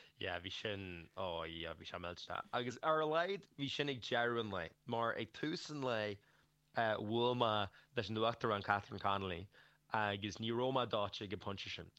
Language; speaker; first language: Irish; native; Irish